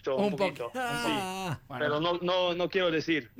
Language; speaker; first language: Spanish; early bilingual, heritage; English